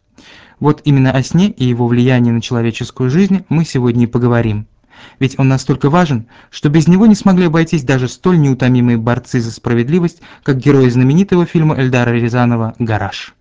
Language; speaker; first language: Russian; native; Russian